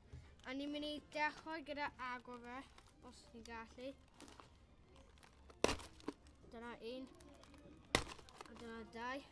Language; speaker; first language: Welsh; non-native, local second language; English